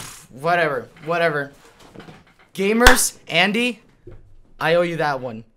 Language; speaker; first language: English; native; English